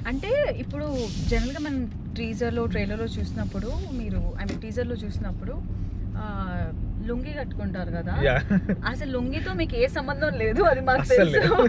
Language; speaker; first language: Telugu; native; Telugu